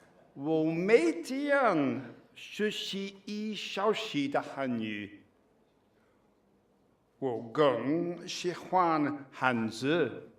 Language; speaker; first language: Chinese; non-native, learner; English